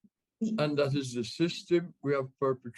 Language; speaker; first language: English; native; English